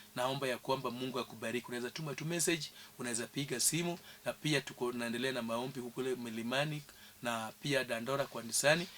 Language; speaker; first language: Swahili; non-native, local second language; Luo (Kenya and Tanzania)